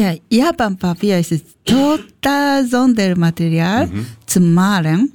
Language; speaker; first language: German; non-native, learner; Japanese